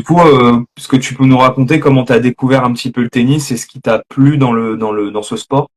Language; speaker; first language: French; native; French